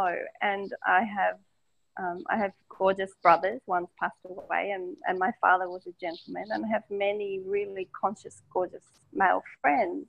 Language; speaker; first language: English; native; English